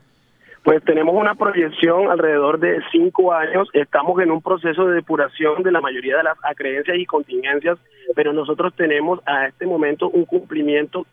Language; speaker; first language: Spanish; native; Spanish